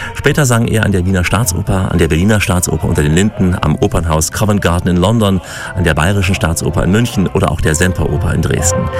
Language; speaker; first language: German; native; German